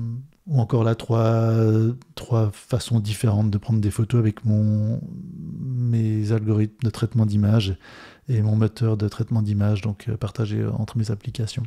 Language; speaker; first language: French; native; French